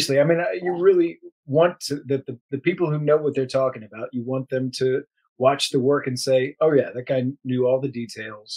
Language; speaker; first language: English; native; English